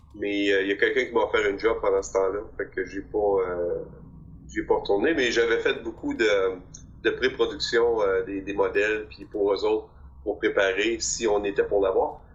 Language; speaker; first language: French; native; French